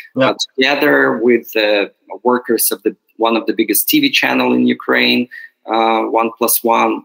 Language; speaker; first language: English; non-native, fluent; Ukrainian